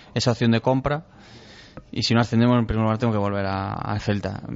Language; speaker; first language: Spanish; native; Spanish